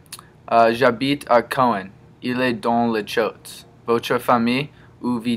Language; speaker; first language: French; non-native, learner; English